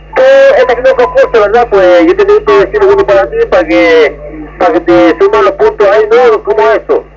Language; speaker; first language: Spanish; native; Spanish